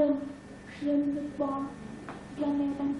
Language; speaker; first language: French; non-native, learner; English